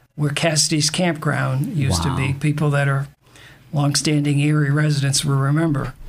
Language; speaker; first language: English; native; English